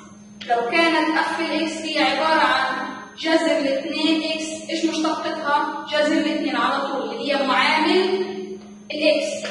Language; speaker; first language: Arabic; native; Arabic